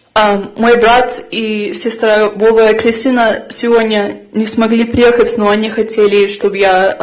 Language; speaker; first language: Russian; early bilingual, heritage; Russian